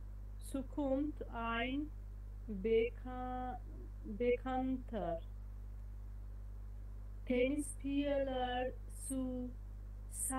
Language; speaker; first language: German; non-native, learner; Bangla